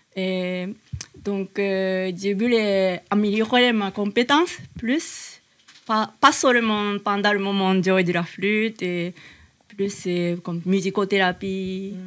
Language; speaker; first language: French; non-native, learner; Japanese